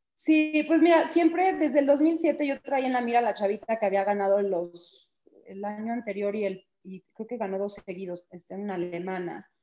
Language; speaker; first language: Spanish; early bilingual, heritage; Spanish